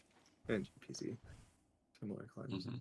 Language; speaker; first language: English; native; English